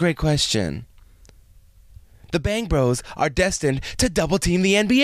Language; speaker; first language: English; native; English